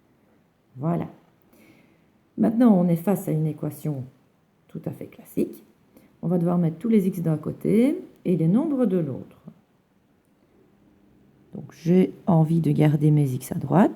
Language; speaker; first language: French; native; French